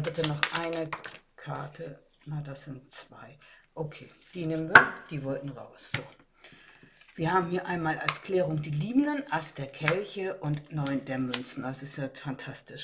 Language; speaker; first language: German; native; German